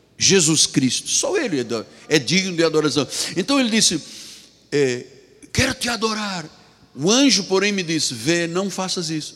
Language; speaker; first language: Portuguese; native; Portuguese